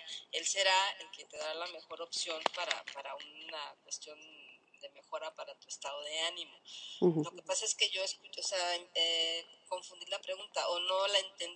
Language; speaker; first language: Spanish; native; Spanish